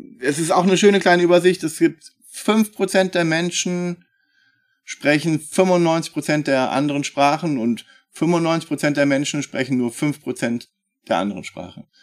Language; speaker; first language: German; native; German